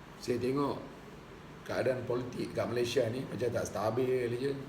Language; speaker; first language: Malay; non-native, local second language; Tamil